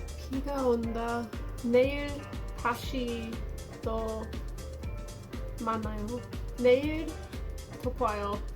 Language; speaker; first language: Korean; non-native, learner; English